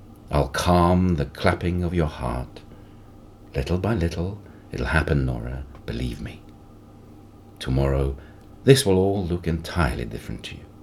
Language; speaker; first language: English; non-native, fluent; Norwegian